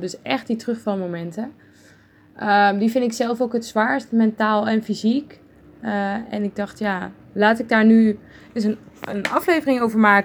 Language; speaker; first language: Dutch; native; Dutch